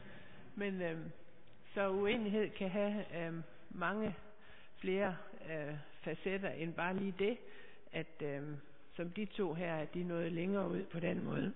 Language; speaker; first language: Danish; native; Danish